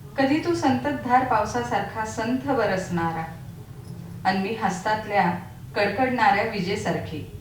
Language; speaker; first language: Marathi; native; Marathi